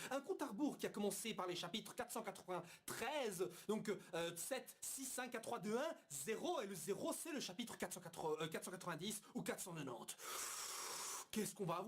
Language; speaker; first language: French; native; French